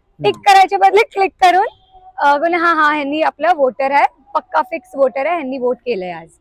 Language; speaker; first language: Marathi; non-native, local second language; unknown